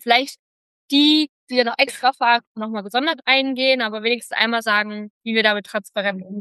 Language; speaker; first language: German; native; German